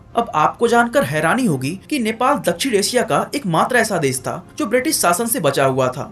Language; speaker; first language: Hindi; native; Hindi